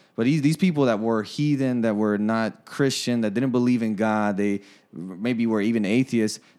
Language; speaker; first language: English; native; English